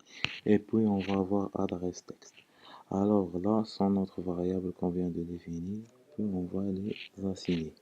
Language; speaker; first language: French; non-native, local second language; Arabic